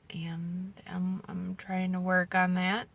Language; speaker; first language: English; native; English